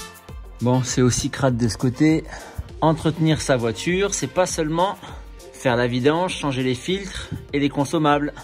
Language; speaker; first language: French; native; French